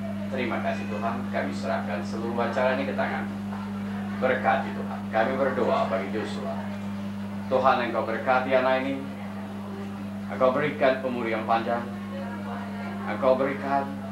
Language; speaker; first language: Indonesian; native; Indonesian